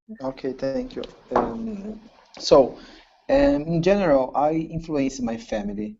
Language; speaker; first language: English; non-native, learner; Portuguese